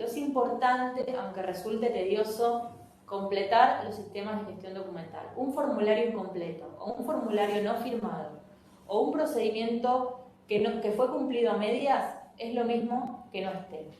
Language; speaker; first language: Spanish; native; Spanish